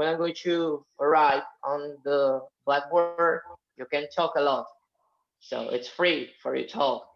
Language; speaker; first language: English; non-native, fluent; Portuguese